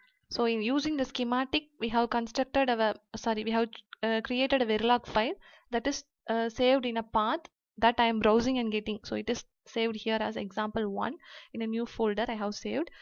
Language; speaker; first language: English; non-native, local second language; Tamil